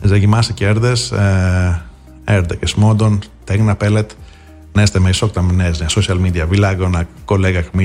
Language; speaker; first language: Hungarian; non-native, fluent; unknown